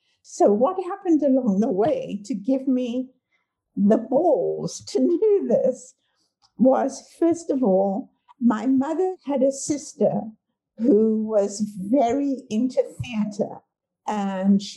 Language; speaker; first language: English; native; English